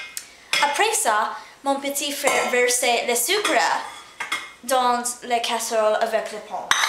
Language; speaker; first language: French; non-native, learner; English